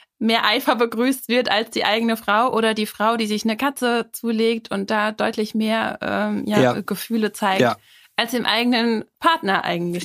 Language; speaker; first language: German; native; German